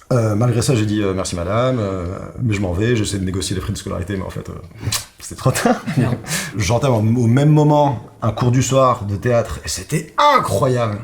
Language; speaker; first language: French; non-native, local second language; Arabic